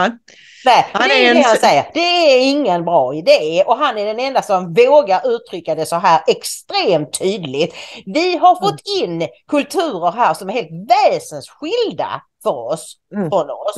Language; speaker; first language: Swedish; native; Swedish